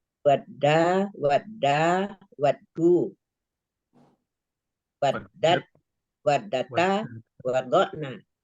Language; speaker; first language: Arabic; non-native, learner; Indonesian